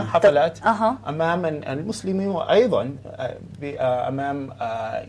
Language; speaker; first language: Arabic; non-native, learner; English